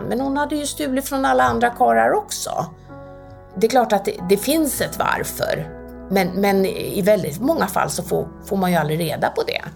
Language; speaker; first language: Swedish; native; Swedish